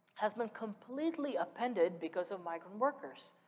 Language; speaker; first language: English; early bilingual, other home language; Malayalam